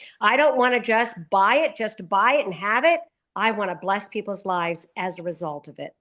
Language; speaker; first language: English; native; English